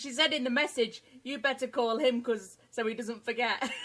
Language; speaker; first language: English; native; English